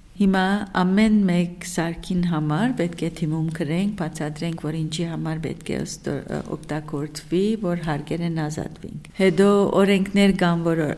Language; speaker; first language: Armenian; early bilingual, heritage; Armenian